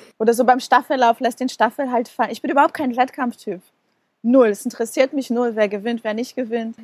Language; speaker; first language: German; non-native, fluent; Portuguese